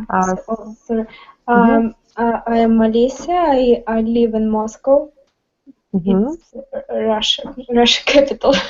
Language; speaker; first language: English; non-native, learner; Russian